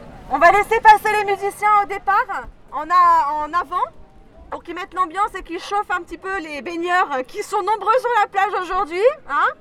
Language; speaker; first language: French; native; French